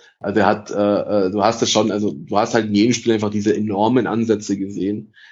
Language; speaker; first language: German; early bilingual, other home language; Italian